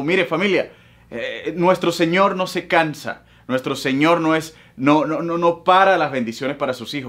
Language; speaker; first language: Spanish; native; Spanish